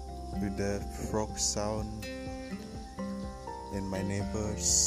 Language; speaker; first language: English; non-native, local second language; Malay